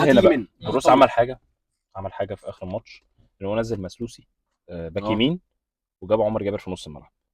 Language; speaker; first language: Arabic; native; Arabic